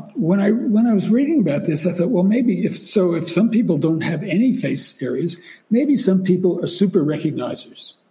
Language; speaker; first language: English; native; English